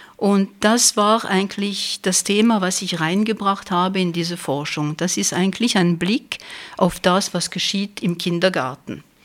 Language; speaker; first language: German; non-native, fluent; French